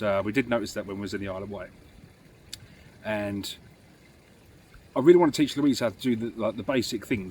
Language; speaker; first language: English; native; English